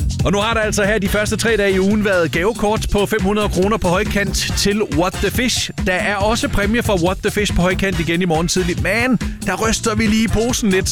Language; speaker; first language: Danish; native; Danish